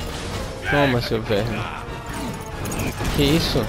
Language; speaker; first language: Portuguese; native; Portuguese